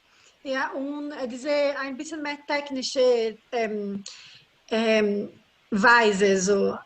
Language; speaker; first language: German; non-native, learner; Portuguese